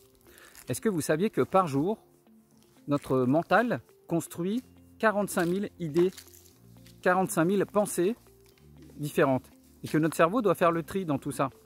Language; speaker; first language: French; native; French